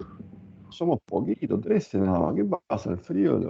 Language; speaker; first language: Spanish; native; Spanish